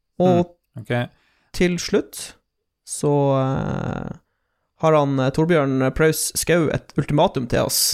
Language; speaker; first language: Norwegian; native; Norwegian